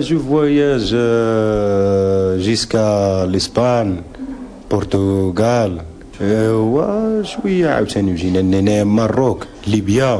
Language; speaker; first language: French; non-native, local second language; Arabic